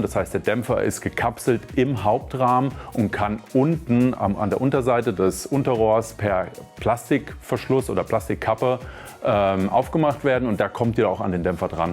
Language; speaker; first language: German; native; German